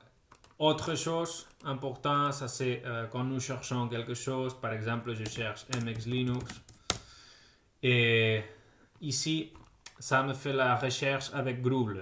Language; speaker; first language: French; non-native, fluent; Spanish